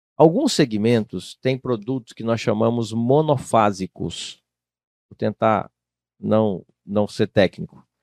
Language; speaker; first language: Portuguese; native; Portuguese